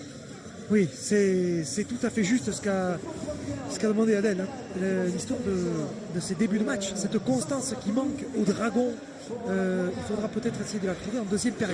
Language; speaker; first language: French; native; French